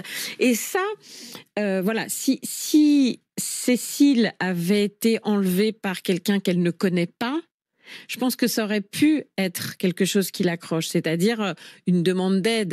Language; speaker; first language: French; native; French